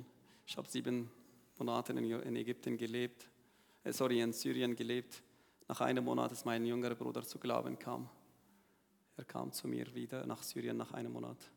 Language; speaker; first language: German; non-native, learner; Arabic